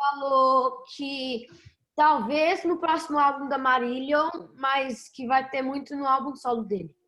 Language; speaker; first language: Portuguese; early bilingual, heritage; Portuguese